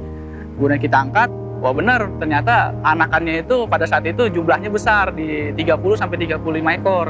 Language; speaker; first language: Indonesian; native; Indonesian